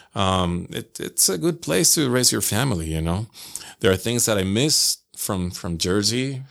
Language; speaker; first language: English; non-native, fluent; Spanish